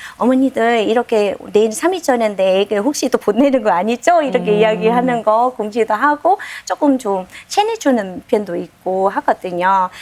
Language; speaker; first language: Korean; non-native, fluent; Vietnamese